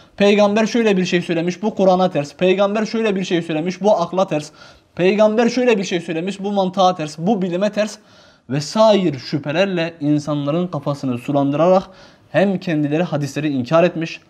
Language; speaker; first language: Turkish; native; Turkish